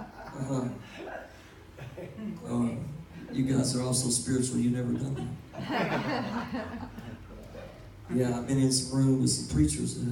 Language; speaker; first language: English; native; English